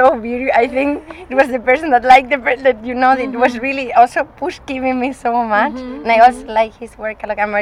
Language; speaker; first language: English; non-native, fluent; Spanish